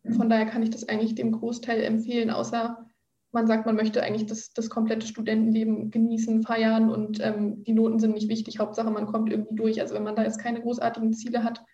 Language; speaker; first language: German; native; German